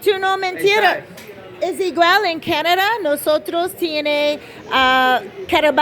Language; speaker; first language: Spanish; non-native, learner; English